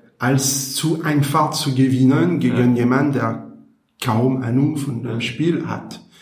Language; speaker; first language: German; non-native, learner; French